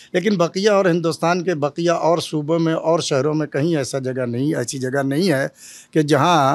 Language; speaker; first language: Hindi; native; Hindi